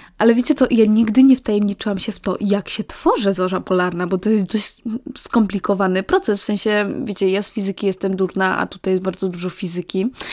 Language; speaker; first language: Polish; native; Polish